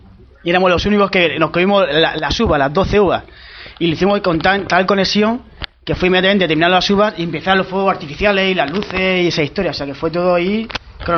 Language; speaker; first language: Spanish; native; Spanish